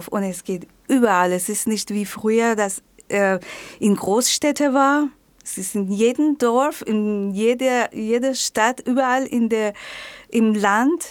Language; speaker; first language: German; non-native, fluent; Persian